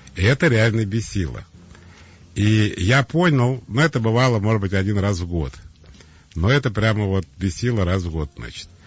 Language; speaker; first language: Russian; native; Russian